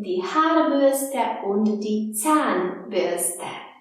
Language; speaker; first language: German; non-native, fluent; Polish